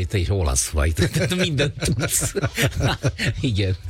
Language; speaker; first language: Hungarian; non-native, fluent; Italian